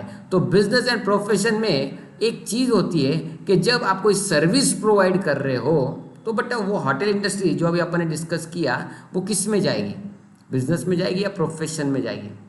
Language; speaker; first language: Hindi; non-native, local second language; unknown